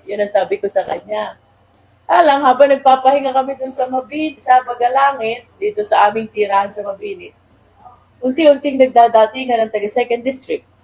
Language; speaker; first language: Filipino; native; Filipino